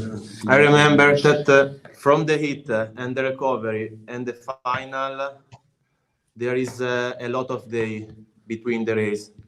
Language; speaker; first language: English; non-native, learner; Italian